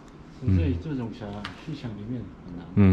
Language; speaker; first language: Chinese; non-native, fluent; Korean